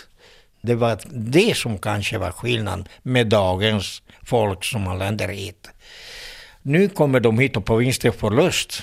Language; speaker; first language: Swedish; non-native, fluent; Italian